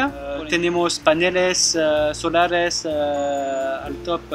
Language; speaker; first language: Spanish; non-native, fluent; French